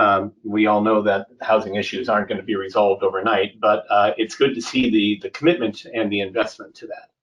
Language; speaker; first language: English; native; English